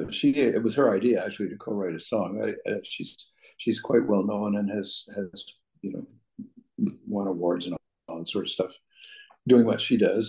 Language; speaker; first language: English; native; English